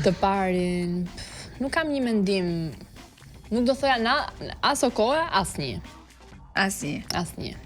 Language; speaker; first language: Albanian; native; Albanian